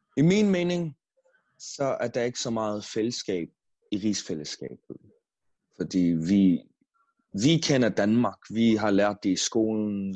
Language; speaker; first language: Danish; non-native, local second language; Kalaallisut